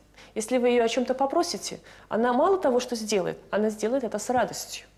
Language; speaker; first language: Russian; native; Russian